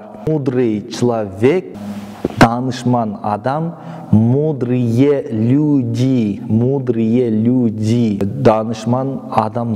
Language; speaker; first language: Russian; non-native, local second language; Kyrgyz